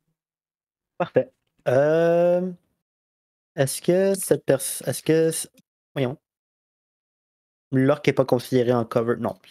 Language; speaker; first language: French; native; French